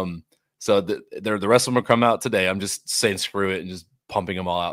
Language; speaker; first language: English; native; English